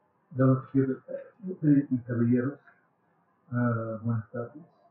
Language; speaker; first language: Spanish; non-native, learner; English